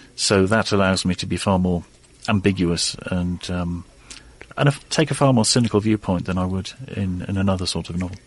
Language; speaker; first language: English; native; English